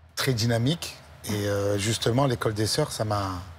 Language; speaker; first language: French; native; French